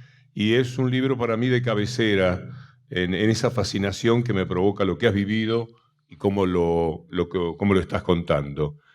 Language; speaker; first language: Spanish; native; Spanish